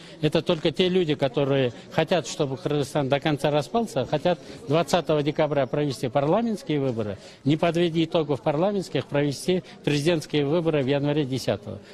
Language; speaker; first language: Russian; non-native, local second language; Kyrgyz